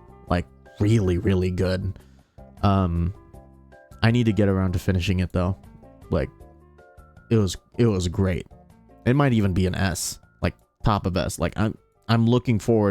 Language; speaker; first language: English; native; English